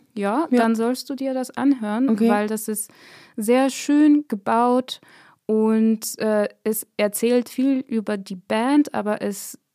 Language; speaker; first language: German; non-native, fluent; Bulgarian